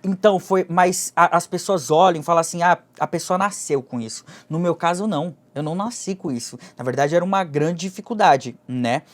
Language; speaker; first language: Portuguese; early bilingual, other home language; Japanese